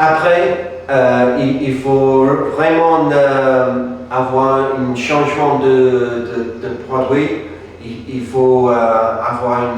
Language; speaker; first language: French; non-native, fluent; English